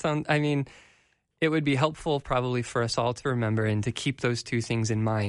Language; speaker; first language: English; native; English